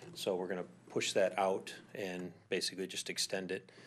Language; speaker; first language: English; native; English